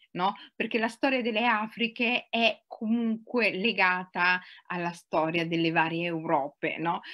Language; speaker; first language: Italian; early bilingual, other home language; Somali